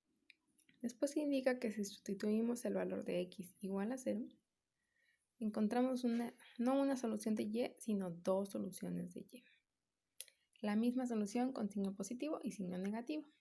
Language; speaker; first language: Spanish; native; Spanish